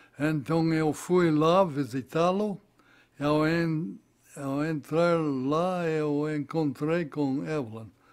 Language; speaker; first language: Portuguese; non-native, fluent; English